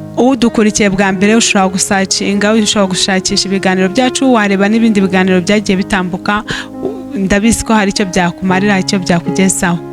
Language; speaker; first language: Kinyarwanda; early bilingual, heritage; Kinyarwanda